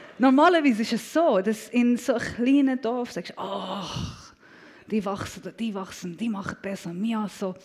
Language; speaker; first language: German; non-native, fluent; Persian